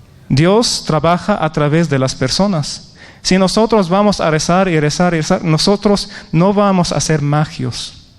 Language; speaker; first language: Spanish; non-native, fluent; Arabic